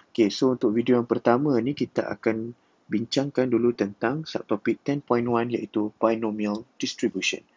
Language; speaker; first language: Malay; native; Malay